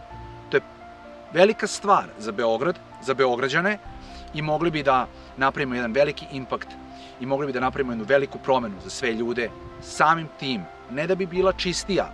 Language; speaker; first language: Serbian; native; Serbian